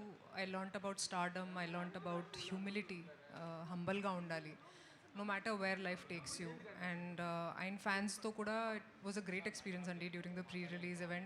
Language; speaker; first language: Telugu; non-native, local second language; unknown